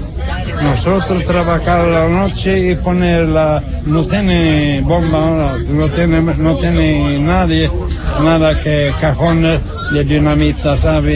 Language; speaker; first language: Spanish; non-native, learner; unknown